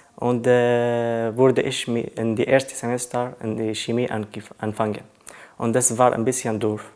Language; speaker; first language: German; non-native, learner; Arabic